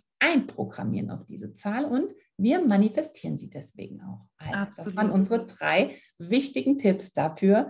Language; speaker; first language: German; native; German